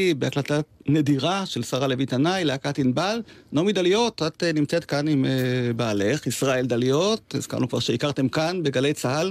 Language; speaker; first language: Hebrew; native; Hebrew